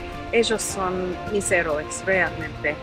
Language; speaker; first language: Spanish; non-native, fluent; English